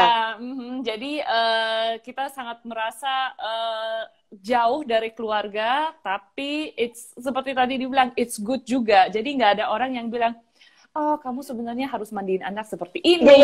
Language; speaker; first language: Indonesian; early bilingual, heritage; Indonesian